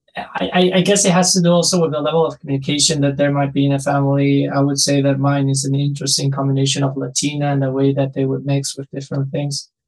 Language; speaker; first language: English; non-native, fluent; Spanish